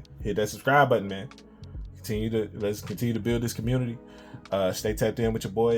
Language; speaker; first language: English; native; English